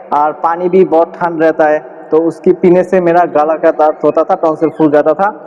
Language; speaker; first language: Hindi; non-native, learner; Bangla